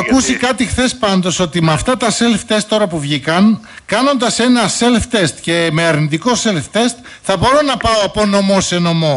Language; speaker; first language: Greek; native; Greek